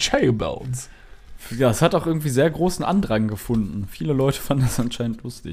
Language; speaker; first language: German; native; German